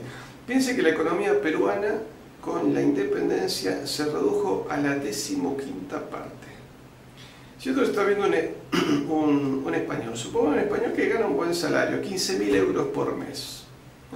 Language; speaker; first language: Spanish; native; Spanish